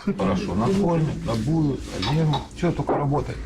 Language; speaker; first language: Russian; native; Russian